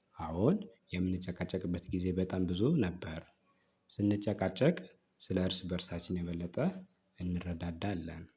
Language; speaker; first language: Amharic; native; Amharic